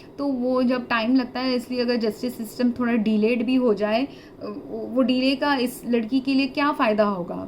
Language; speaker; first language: Hindi; early bilingual, heritage; Hindi